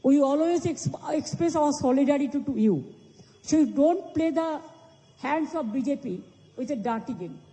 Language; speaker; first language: English; non-native, local second language; Bangla